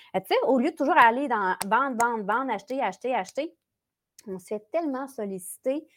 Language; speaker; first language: French; native; French